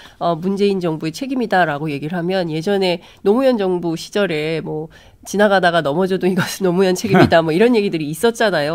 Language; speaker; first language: Korean; native; Korean